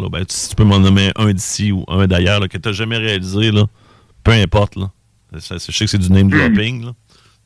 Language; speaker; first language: French; native; French